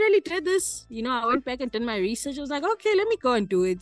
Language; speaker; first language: English; native; English